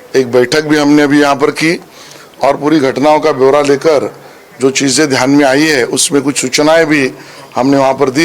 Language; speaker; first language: Hindi; non-native, local second language; Marathi